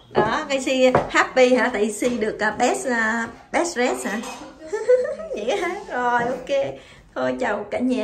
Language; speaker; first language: Vietnamese; native; Vietnamese